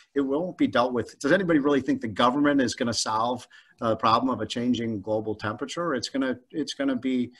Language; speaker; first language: English; native; English